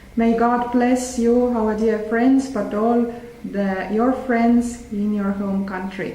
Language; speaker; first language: English; non-native, learner; Estonian